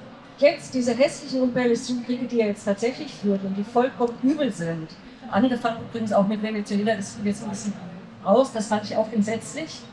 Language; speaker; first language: German; native; German